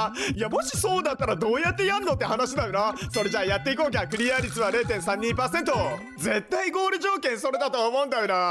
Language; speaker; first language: Japanese; native; Japanese